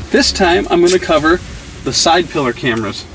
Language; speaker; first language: English; native; English